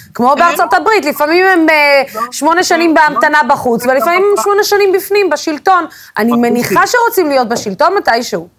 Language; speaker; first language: Hebrew; non-native, local second language; Arabic